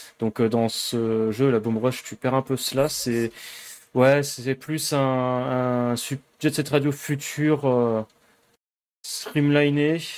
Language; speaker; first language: French; native; French